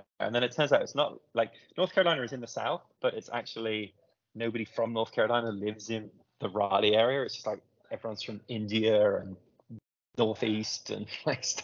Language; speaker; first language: English; native; English